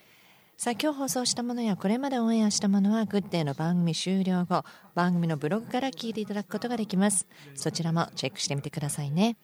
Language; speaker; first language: Japanese; native; Japanese